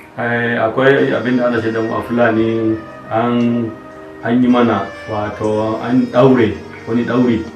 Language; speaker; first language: Hausa; non-native, local second language; Fula